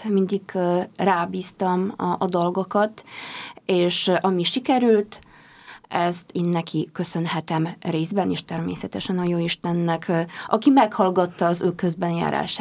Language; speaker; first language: Hungarian; non-native, fluent; Polish